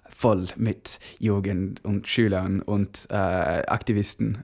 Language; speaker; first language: German; non-native, learner; Norwegian